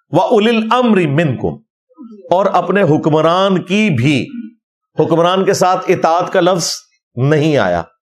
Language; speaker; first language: Urdu; non-native, local second language; Punjabi